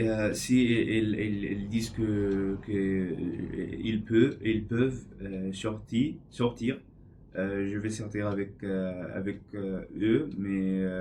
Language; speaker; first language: French; non-native, learner; English